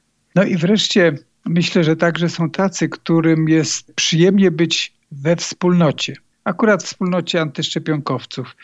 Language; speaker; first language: Polish; native; Polish